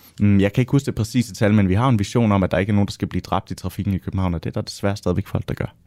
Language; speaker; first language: Danish; native; Danish